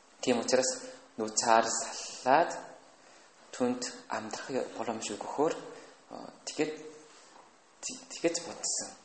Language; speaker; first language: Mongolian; non-native, fluent; Korean